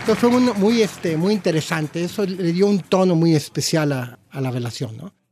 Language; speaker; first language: Spanish; native; Spanish